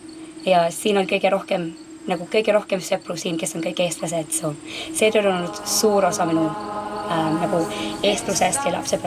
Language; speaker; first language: Estonian; early bilingual, heritage; Estonian